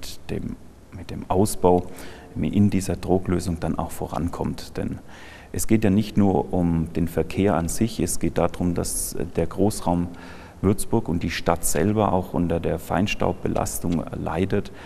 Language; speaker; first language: German; native; German